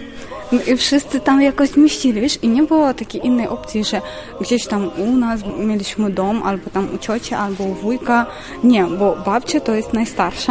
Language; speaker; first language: Polish; non-native, fluent; Ukrainian